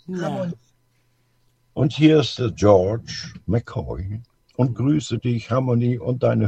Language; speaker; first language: German; early bilingual, other home language; English